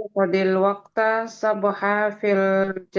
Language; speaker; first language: Arabic; non-native, learner; Indonesian